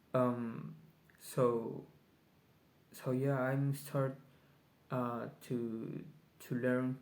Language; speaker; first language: English; non-native, learner; Spanish